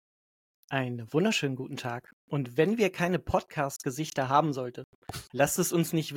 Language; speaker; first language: German; native; German